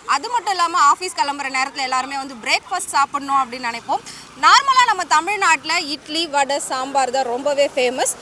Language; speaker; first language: Tamil; native; Tamil